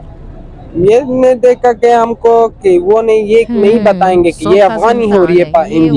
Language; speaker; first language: Hindi; non-native, local second language; Pashto